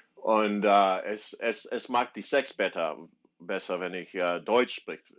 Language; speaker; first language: German; non-native, learner; English